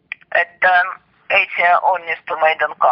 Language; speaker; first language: Finnish; non-native, learner; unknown